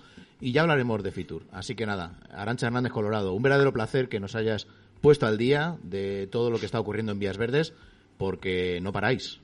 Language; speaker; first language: Spanish; native; Spanish